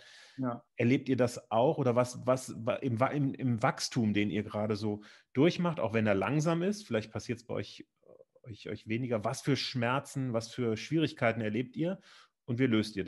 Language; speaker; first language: German; native; German